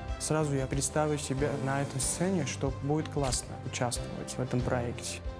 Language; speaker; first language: Russian; non-native, fluent; Armenian